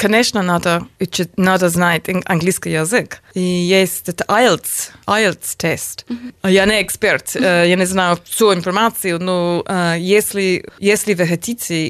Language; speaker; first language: Russian; non-native, learner; English